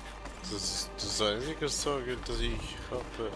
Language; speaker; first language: German; non-native, learner; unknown